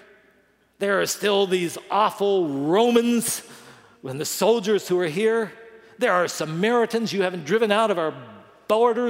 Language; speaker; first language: English; native; English